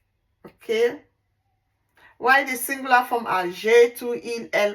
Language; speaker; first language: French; non-native, learner; Igbo